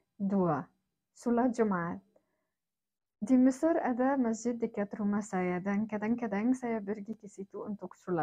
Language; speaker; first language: Indonesian; non-native, fluent; Arabic